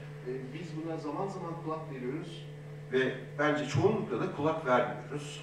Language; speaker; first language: Turkish; native; Turkish